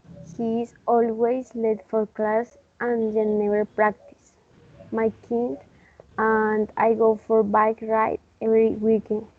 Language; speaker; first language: English; non-native, learner; Spanish